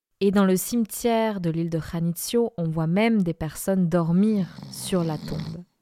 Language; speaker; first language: French; non-native, fluent; Spanish